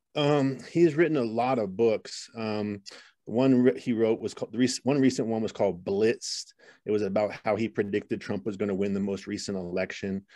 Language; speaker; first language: English; native; English